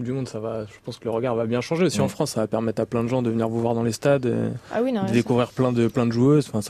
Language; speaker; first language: French; native; French